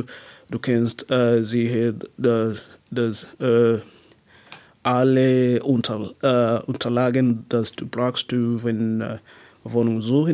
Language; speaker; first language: German; non-native, learner; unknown